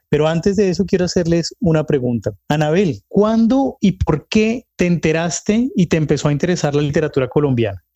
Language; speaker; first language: Spanish; native; Spanish